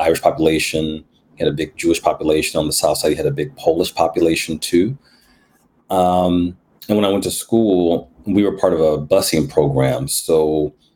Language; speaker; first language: English; native; English